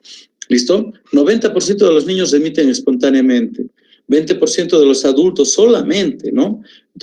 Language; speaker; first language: Spanish; native; Spanish